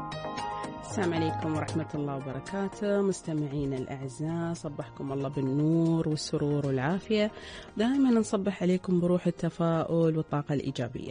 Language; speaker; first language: Arabic; native; Arabic